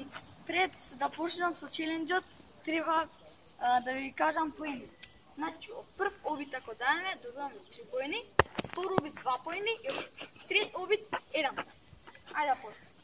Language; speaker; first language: Macedonian; native; Macedonian